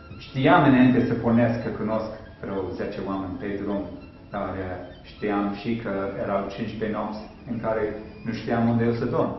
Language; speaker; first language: Romanian; non-native, fluent; English